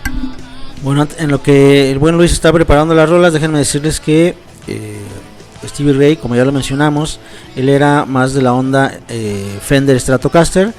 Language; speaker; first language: Spanish; native; Spanish